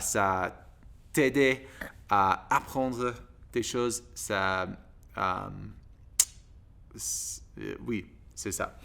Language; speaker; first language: French; non-native, learner; English